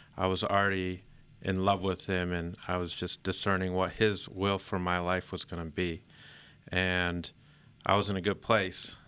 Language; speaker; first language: English; early bilingual, other home language; Filipino